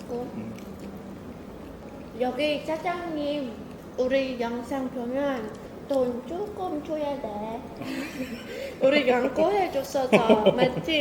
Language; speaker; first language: Korean; non-native, learner; Vietnamese